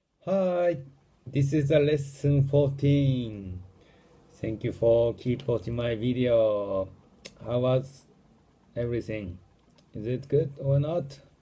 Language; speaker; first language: English; non-native, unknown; Japanese